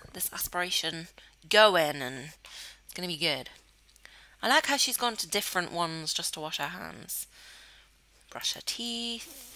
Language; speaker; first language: English; native; English